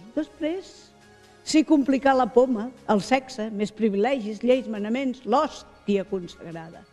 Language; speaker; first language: Catalan; native; Catalan